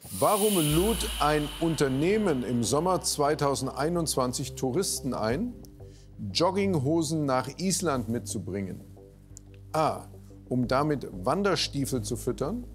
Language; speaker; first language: German; native; German